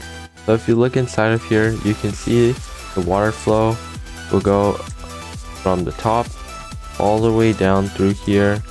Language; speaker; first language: English; native; English